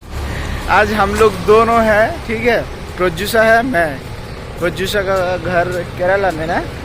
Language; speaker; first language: Hindi; non-native, local second language; Bangla